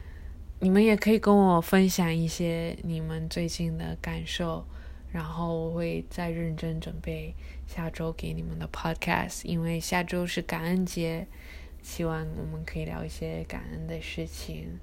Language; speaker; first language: Chinese; early bilingual, heritage; Chinese